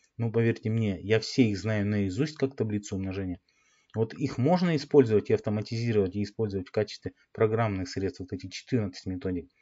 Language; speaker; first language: Russian; native; Russian